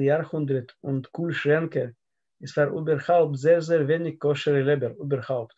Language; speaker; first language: German; non-native, fluent; Russian